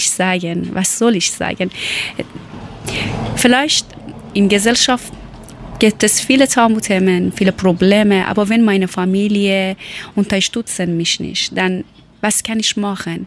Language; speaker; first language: German; non-native, learner; Persian